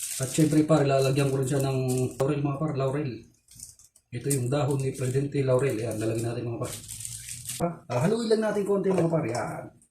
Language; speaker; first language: Filipino; native; Filipino